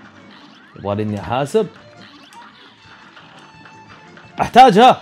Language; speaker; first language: Arabic; native; Arabic